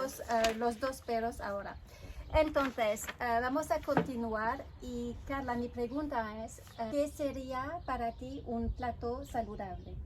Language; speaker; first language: Spanish; non-native, fluent; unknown